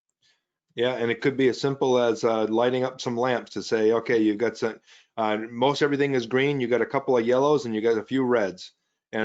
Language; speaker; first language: English; native; English